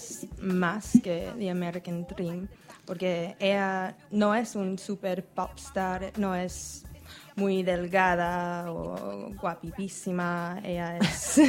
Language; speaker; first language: Spanish; non-native, learner; English